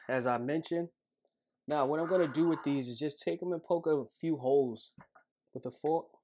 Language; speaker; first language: English; native; English